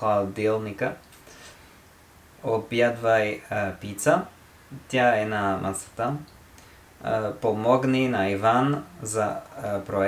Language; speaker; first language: Bulgarian; non-native, learner; English